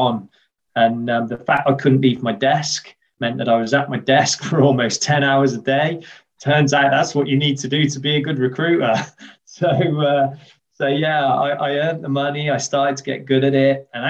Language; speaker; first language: English; native; English